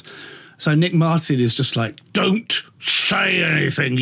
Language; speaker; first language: English; native; English